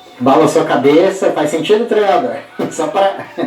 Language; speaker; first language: Portuguese; native; Portuguese